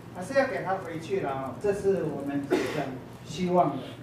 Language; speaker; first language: Chinese; native; Chinese